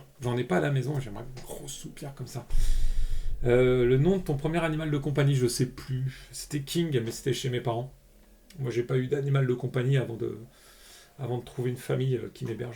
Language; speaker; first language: French; native; French